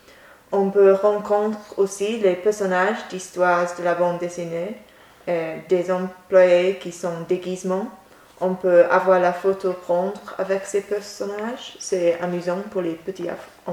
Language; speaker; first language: French; non-native, learner; English